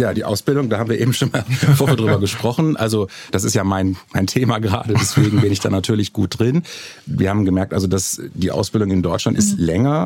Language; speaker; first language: German; native; German